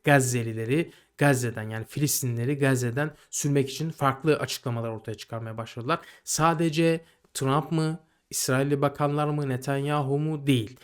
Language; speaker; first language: Turkish; native; Turkish